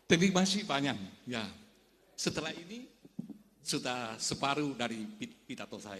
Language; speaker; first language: Indonesian; non-native, fluent; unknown